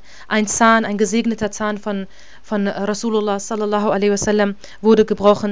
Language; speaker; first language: German; native; German